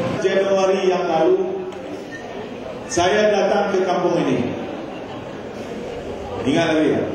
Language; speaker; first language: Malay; non-native, local second language; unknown